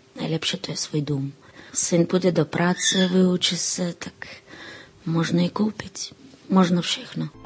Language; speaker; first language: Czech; non-native, fluent; Russian